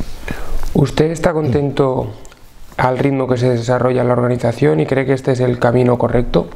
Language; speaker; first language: Spanish; non-native, fluent; Russian